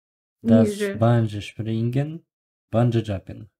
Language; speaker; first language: German; non-native, learner; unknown